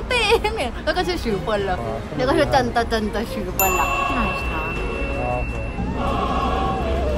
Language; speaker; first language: Chinese; non-native, learner; Thai